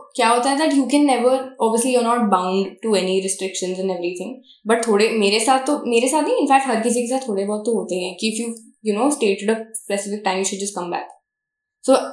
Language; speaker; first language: Hindi; native; Hindi